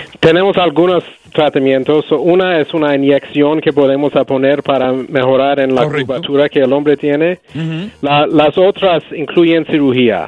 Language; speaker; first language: Spanish; non-native, learner; English